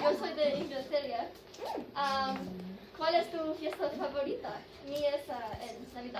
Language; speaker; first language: Spanish; non-native, learner; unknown